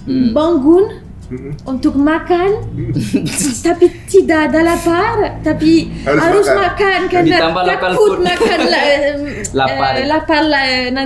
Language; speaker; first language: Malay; non-native, learner; French